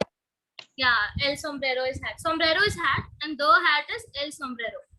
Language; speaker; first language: Spanish; non-native, learner; Hindi